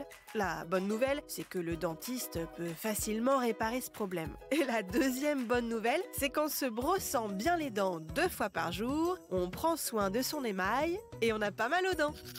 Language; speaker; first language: French; native; French